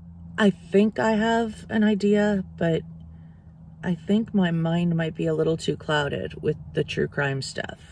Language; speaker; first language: English; native; English